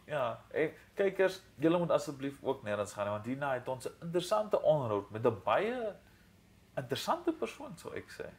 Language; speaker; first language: Afrikaans; native; Afrikaans